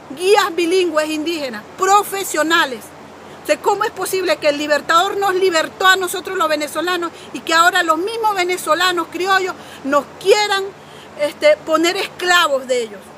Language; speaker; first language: Spanish; non-native, local second language; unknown